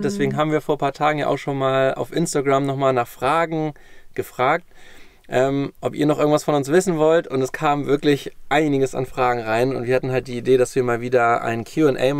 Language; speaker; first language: German; native; German